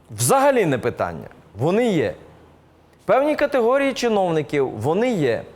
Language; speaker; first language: Ukrainian; native; Ukrainian